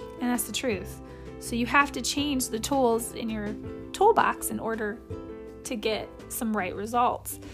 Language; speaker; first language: English; native; English